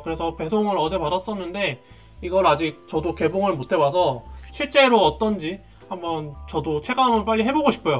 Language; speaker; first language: Korean; native; Korean